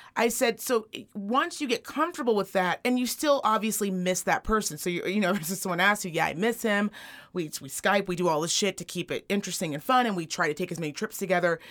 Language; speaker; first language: English; native; English